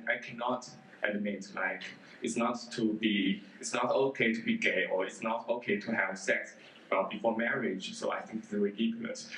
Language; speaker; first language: English; non-native, fluent; Chinese